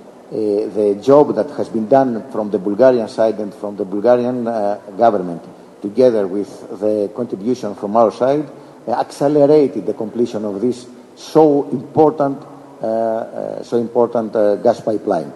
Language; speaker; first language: English; non-native, fluent; Greek